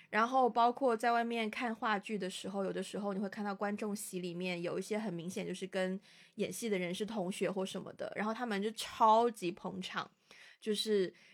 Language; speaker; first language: Chinese; native; Chinese